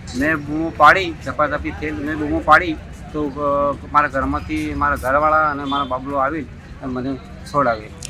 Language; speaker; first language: Gujarati; native; Gujarati